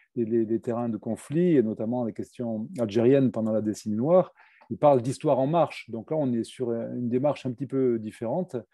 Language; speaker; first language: French; native; French